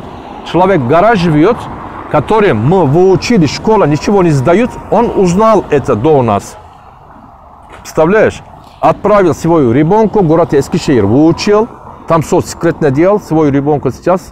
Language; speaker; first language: Russian; non-native, learner; Turkish